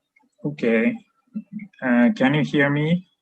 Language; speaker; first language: English; non-native, fluent; Japanese